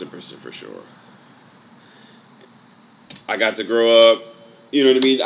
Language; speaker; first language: English; native; English